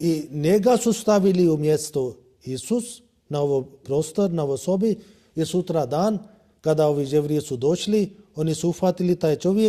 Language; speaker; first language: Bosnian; non-native, learner; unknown